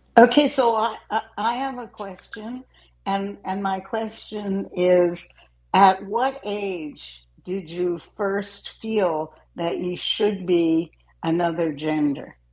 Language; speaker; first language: English; native; English